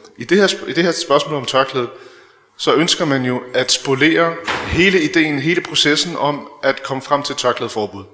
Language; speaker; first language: Danish; early bilingual, other home language; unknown